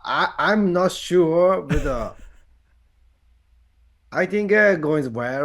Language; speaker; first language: English; non-native, learner; Japanese